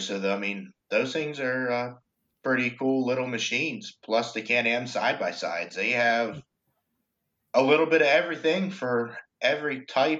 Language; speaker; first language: English; native; English